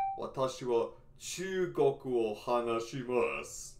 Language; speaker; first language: Japanese; non-native, learner; English